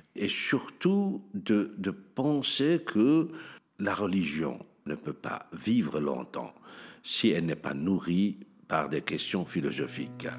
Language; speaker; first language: French; non-native, local second language; Arabic